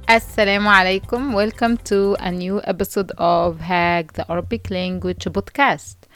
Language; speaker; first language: English; non-native, fluent; Arabic